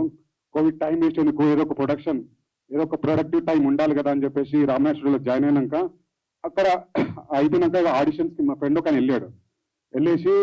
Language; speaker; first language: Telugu; native; Telugu